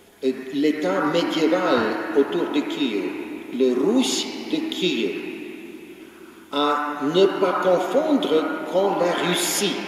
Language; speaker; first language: French; non-native, fluent; Ukrainian